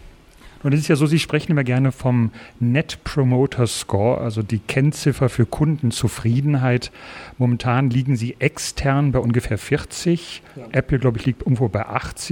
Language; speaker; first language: German; native; German